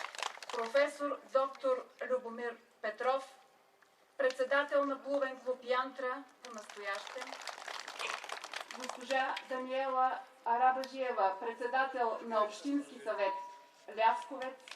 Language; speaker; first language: Bulgarian; native; Bulgarian